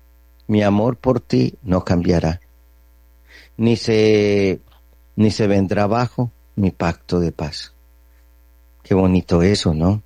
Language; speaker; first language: Spanish; native; Spanish